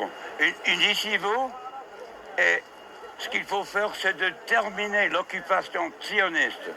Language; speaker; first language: French; non-native, fluent; English